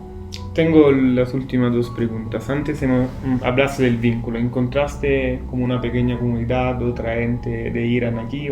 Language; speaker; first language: Spanish; non-native, fluent; Italian